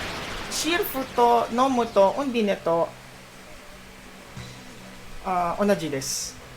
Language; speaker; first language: Japanese; non-native, learner; Filipino